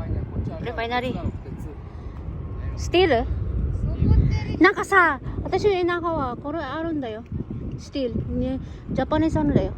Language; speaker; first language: Japanese; non-native, learner; Filipino